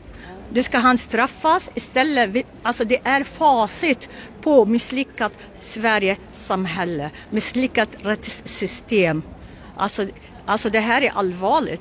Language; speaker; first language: Swedish; non-native, local second language; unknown